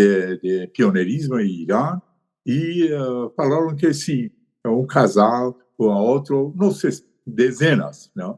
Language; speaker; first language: Portuguese; non-native, learner; Persian